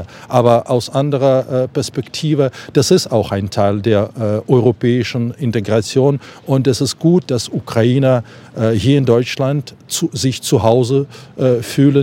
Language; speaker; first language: German; non-native, fluent; Ukrainian